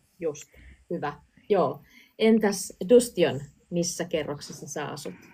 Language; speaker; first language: Finnish; native; Finnish